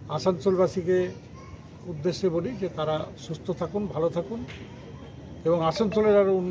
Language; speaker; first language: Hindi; non-native, local second language; Bangla